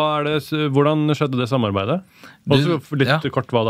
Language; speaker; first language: Norwegian; native; Norwegian